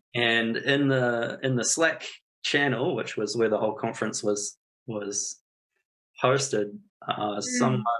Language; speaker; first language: English; native; English